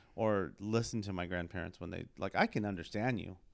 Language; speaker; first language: English; early bilingual, other home language; Spanish